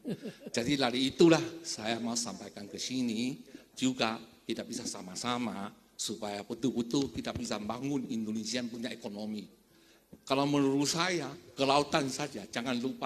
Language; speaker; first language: Indonesian; non-native, fluent; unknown